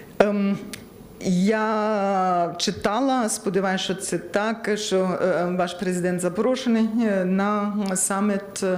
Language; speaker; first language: Ukrainian; non-native, learner; German